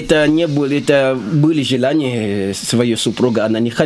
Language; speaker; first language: Russian; non-native, learner; Lingala